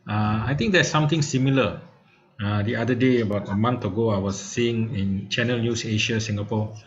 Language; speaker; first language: English; non-native, local second language; Malay